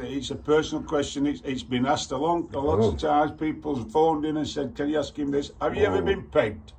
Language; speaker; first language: English; native; English